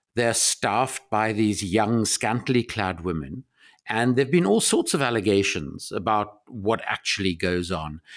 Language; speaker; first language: English; native; English